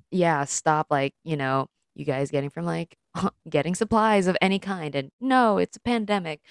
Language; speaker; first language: English; early bilingual, other home language; Filipino